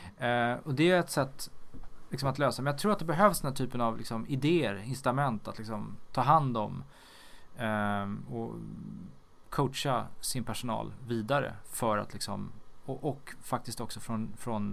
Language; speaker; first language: Swedish; native; Swedish